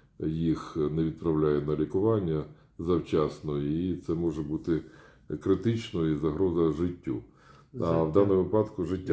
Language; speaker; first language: Ukrainian; native; Ukrainian